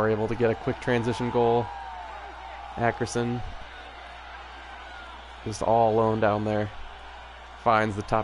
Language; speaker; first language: English; native; English